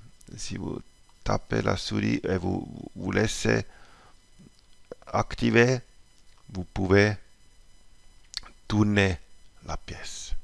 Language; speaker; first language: French; non-native, local second language; German